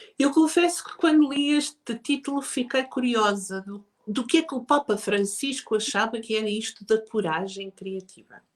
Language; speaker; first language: Portuguese; native; Portuguese